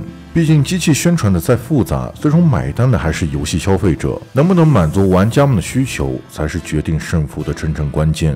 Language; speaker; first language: Chinese; native; Chinese